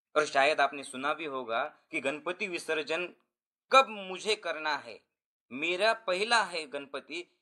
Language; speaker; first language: Hindi; non-native, local second language; Marathi